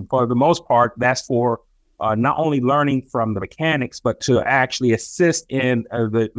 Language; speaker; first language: English; native; English